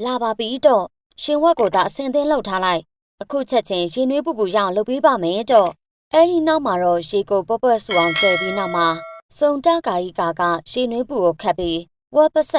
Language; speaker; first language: Burmese; native; Burmese